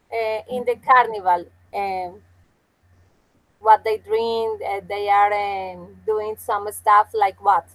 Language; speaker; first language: English; non-native, fluent; Spanish